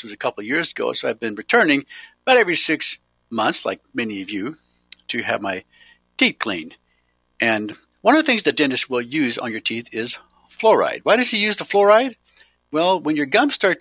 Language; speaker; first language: English; native; English